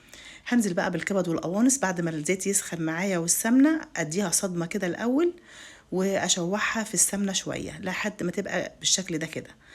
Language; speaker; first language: Arabic; native; Arabic